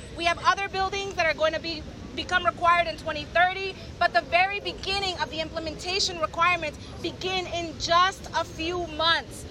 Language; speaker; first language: English; early bilingual, other home language; Spanish